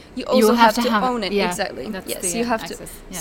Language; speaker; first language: English; non-native, fluent; Czech